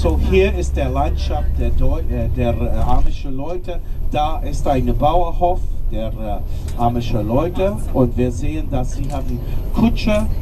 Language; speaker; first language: German; non-native, learner; English